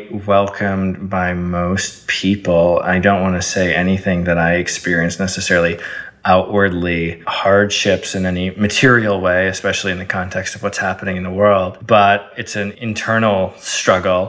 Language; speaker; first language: English; early bilingual, other home language; Arabic